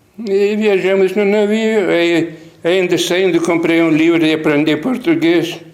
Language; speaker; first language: Portuguese; non-native, fluent; Lithuanian